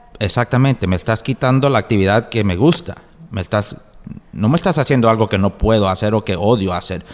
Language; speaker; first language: Spanish; early bilingual, heritage; Spanish